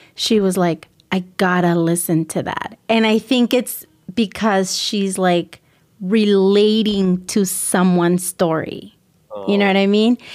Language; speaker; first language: English; early bilingual, other home language; Spanish